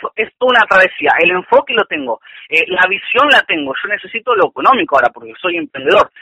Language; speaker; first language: Spanish; native; Spanish